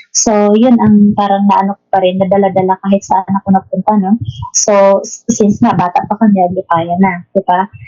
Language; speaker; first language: Filipino; non-native, local second language; Cebuano